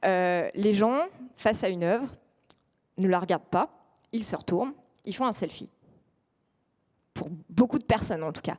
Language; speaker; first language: French; native; French